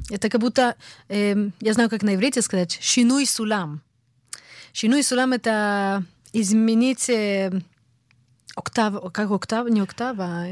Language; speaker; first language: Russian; early bilingual, heritage; Hebrew